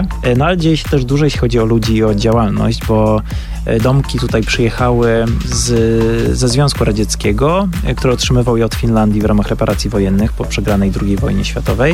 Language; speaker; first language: Polish; native; Polish